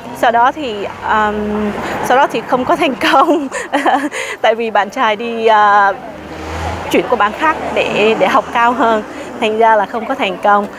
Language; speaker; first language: Vietnamese; early bilingual, other home language; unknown